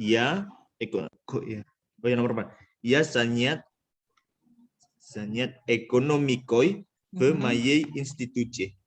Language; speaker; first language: Russian; non-native, learner; Indonesian